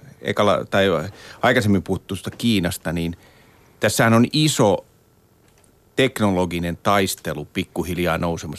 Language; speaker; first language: Finnish; native; Finnish